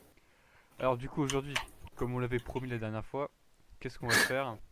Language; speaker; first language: French; native; French